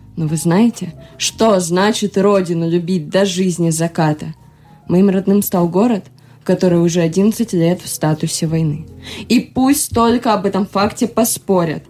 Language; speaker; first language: Russian; native; Russian